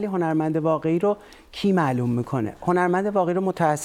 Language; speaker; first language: Persian; native; Persian